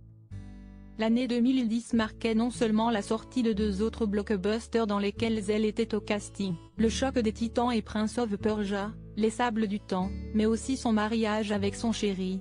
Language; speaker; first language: French; native; French